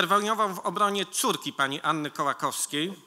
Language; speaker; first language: Polish; native; Polish